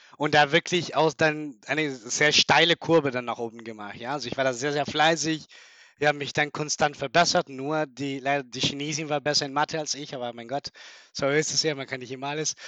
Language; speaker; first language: German; non-native, fluent; Spanish